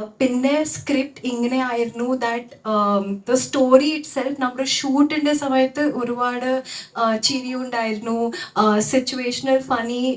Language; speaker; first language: Malayalam; non-native, local second language; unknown